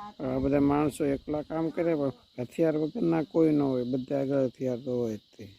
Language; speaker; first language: Gujarati; native; Gujarati